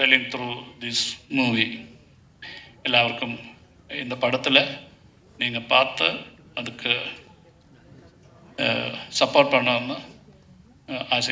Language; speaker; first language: Tamil; non-native, learner; Malayalam